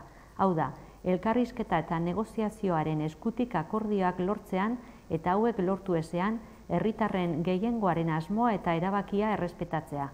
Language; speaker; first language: Basque; native; Basque